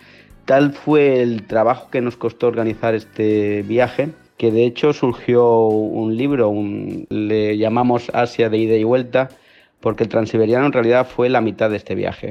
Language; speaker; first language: Spanish; native; Spanish